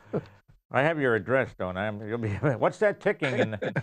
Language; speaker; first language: English; native; English